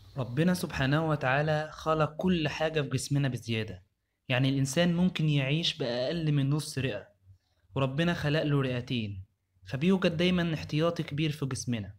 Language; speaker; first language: Arabic; native; Arabic